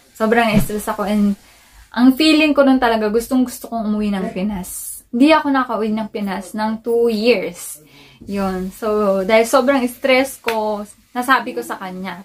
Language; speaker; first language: Filipino; native; Filipino